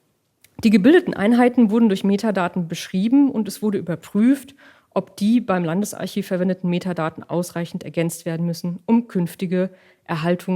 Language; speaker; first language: German; native; German